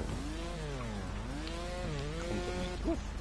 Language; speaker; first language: German; native; German